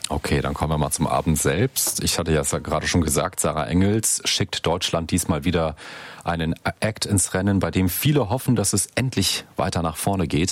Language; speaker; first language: German; native; German